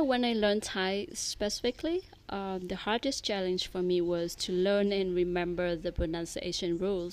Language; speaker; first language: English; non-native, fluent; Vietnamese